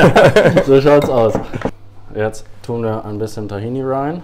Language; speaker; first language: German; native; German